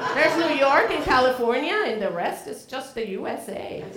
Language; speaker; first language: English; non-native, fluent; Spanish